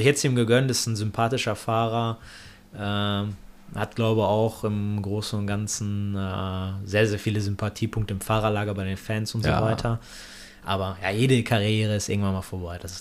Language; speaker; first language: German; native; German